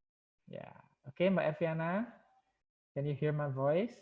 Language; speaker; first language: English; non-native, local second language; Indonesian